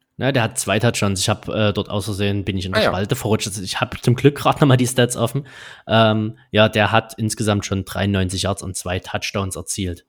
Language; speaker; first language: German; native; German